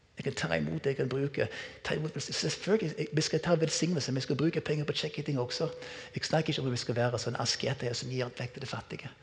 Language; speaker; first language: Norwegian; non-native, fluent; English